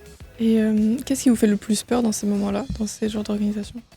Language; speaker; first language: French; native; French